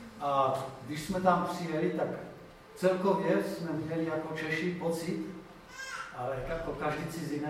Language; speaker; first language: Czech; non-native, fluent; Russian